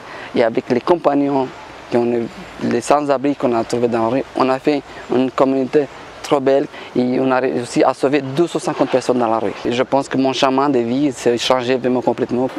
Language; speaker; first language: French; non-native, fluent; Romanian